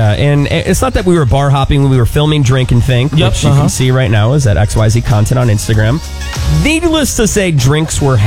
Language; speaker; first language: English; native; English